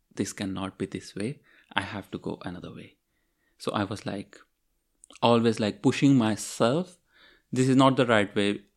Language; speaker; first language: English; non-native, local second language; Urdu